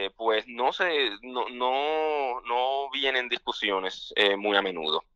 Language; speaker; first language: Spanish; native; Spanish